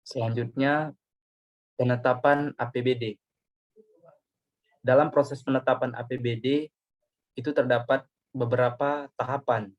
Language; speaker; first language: Indonesian; native; Indonesian